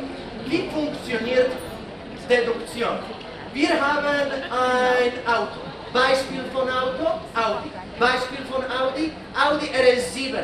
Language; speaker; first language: German; non-native, fluent; Polish